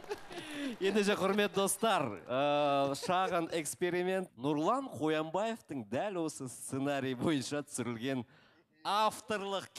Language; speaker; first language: Kazakh; native; Kazakh